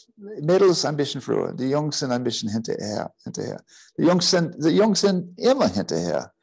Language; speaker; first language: German; non-native, fluent; English